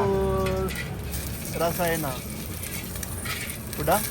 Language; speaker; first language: Indonesian; non-native, learner; Urdu